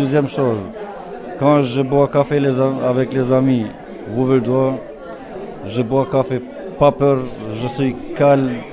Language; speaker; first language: French; non-native, learner; Albanian